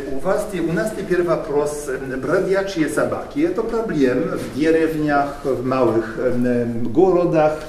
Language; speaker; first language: Russian; non-native, learner; Polish